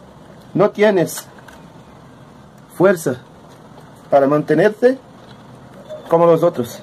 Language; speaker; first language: Spanish; non-native, learner; Portuguese